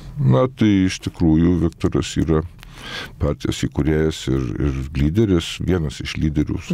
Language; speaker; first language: Lithuanian; native; Lithuanian